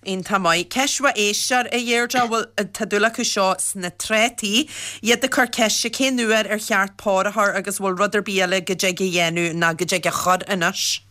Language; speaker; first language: Irish; native; Irish